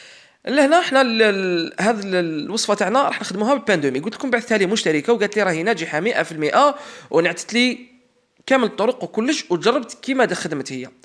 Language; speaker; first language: Arabic; native; Arabic